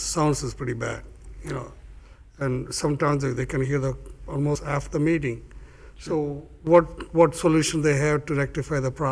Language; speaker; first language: English; non-native, fluent; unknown